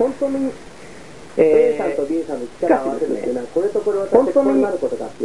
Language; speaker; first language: Japanese; native; Japanese